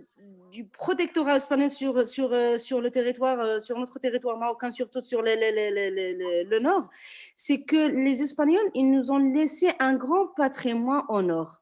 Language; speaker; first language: French; non-native, local second language; Arabic